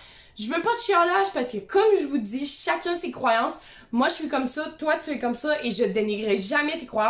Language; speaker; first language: French; native; French